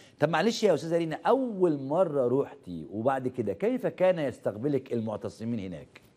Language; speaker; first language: Arabic; native; Arabic